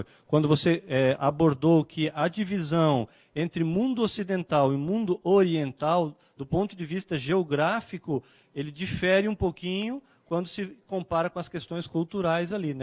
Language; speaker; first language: Portuguese; native; Portuguese